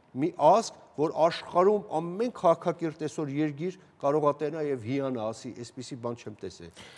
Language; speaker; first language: Armenian; native; Armenian